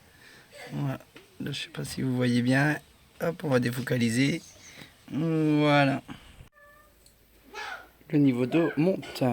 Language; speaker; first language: French; native; French